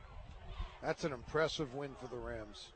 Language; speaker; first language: English; native; English